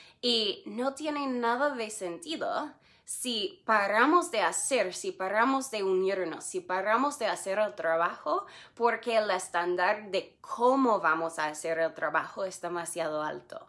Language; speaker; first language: Spanish; non-native, fluent; English